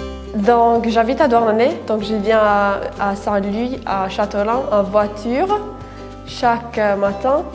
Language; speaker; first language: French; non-native, fluent; Finnish